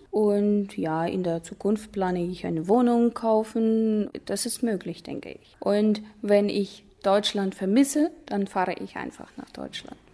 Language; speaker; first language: German; non-native, fluent; Russian